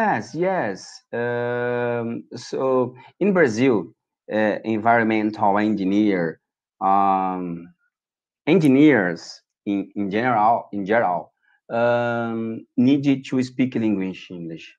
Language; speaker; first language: English; non-native, learner; Portuguese